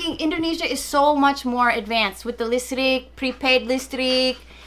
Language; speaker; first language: English; native; English